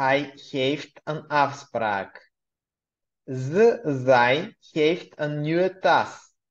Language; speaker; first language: Dutch; non-native, fluent; Bulgarian